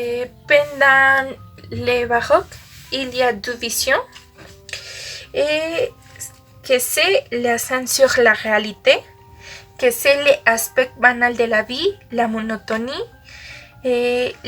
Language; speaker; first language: French; non-native, learner; Spanish